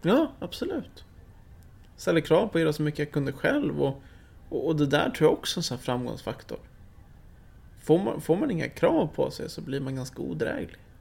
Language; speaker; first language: Swedish; native; Swedish